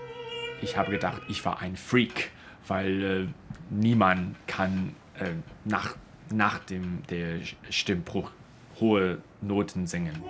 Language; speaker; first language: German; non-native, fluent; Chinese